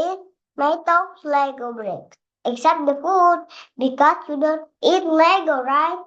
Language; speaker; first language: English; non-native, learner; Indonesian